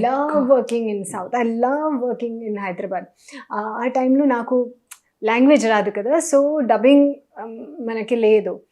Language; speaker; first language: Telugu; non-native, fluent; Hindi